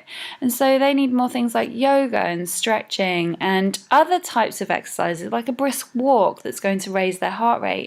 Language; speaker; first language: English; native; English